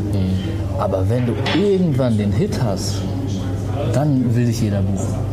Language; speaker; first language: German; early bilingual, other home language; Arabic